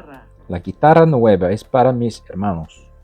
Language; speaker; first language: Spanish; non-native, learner; English